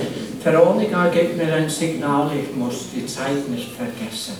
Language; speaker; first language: German; non-native, fluent; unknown